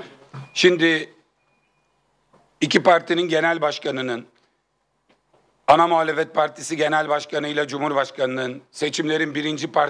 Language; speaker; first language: Turkish; native; Turkish